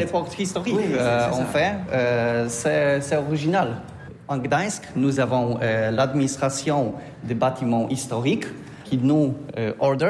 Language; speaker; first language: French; non-native, learner; Polish